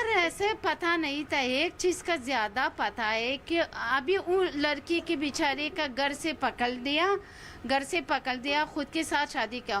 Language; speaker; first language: Hindi; non-native, learner; Persian